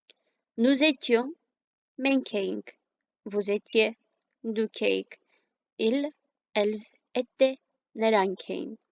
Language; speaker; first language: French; non-native, fluent; Armenian